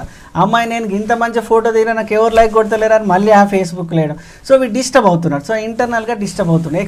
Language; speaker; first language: Telugu; native; Telugu